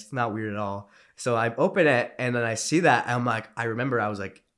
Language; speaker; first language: English; early bilingual, other home language; Romanian